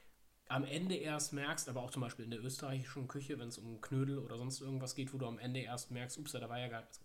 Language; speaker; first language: German; native; German